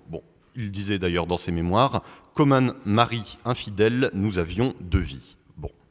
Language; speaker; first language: French; native; French